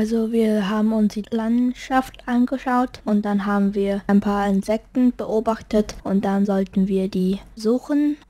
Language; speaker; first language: German; early bilingual, heritage; German